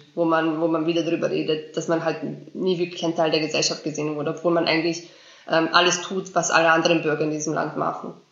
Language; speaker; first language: German; early bilingual, other home language; Bosnian